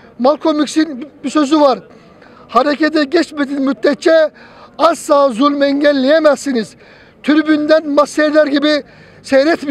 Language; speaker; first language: Turkish; native; Turkish